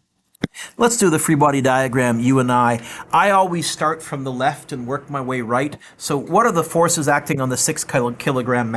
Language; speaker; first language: English; native; English